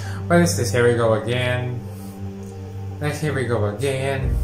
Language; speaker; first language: English; non-native, local second language; Filipino